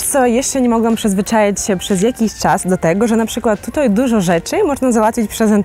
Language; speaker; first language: Polish; non-native, fluent; Ukrainian